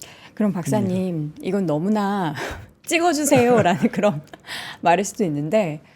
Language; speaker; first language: Korean; native; Korean